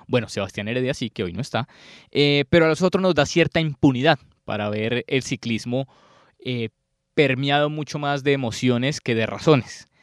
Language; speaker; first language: Spanish; native; Spanish